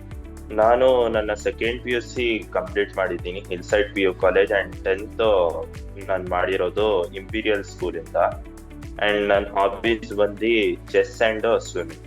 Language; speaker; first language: Kannada; non-native, local second language; Urdu